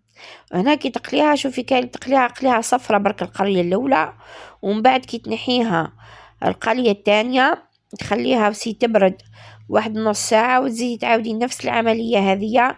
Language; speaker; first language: Arabic; native; Arabic